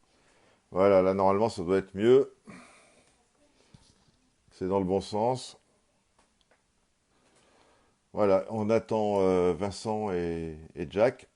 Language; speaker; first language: French; native; French